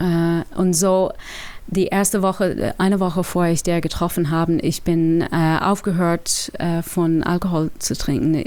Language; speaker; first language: German; non-native, learner; English